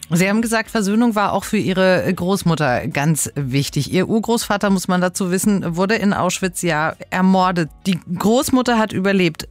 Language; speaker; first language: German; native; German